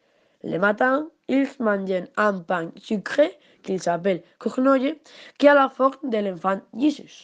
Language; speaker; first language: French; non-native, learner; Spanish